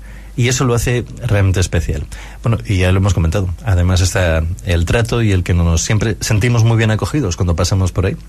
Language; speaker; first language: Spanish; native; Spanish